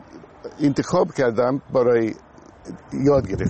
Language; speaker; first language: Persian; non-native, fluent; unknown